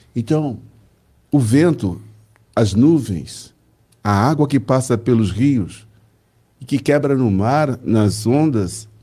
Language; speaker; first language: Portuguese; native; Portuguese